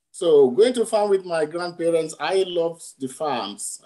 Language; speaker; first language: English; non-native, local second language; Yoruba